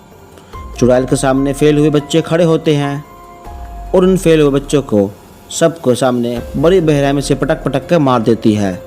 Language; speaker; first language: Hindi; native; Hindi